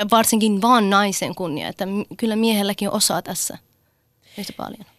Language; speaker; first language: Finnish; early bilingual, other home language; Persian